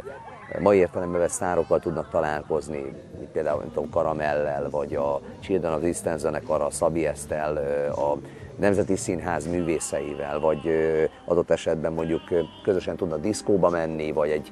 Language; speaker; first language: Hungarian; native; Hungarian